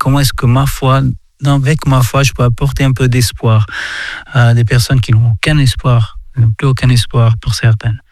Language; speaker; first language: French; non-native, fluent; Portuguese